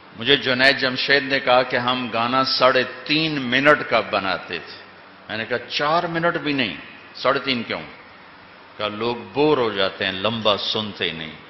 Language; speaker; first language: Urdu; non-native, local second language; Punjabi